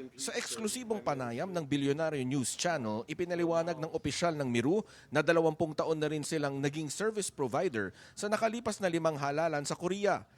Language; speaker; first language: Filipino; native; Filipino